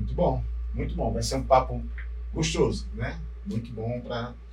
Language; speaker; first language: Portuguese; native; Portuguese